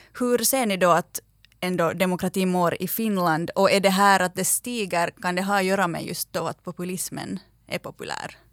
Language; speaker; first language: Swedish; native; Swedish